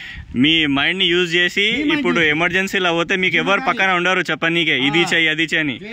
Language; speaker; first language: Telugu; native; Telugu